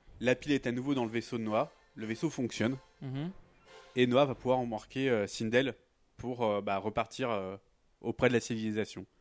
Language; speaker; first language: French; native; French